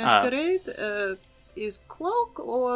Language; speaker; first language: English; native; English